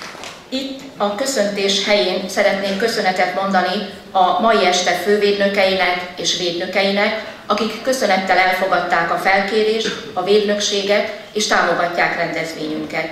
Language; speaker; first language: Hungarian; native; Hungarian